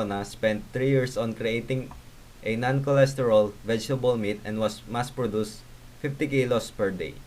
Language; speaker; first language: English; non-native, local second language; Filipino